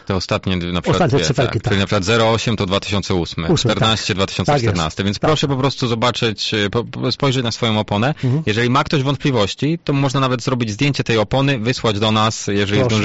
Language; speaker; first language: Polish; native; Polish